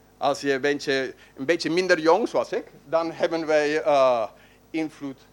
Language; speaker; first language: Dutch; non-native, fluent; English